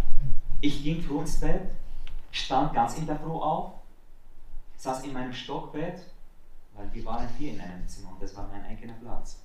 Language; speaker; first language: German; non-native, fluent; Arabic